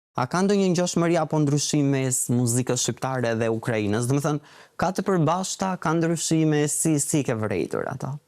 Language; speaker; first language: Albanian; native; Albanian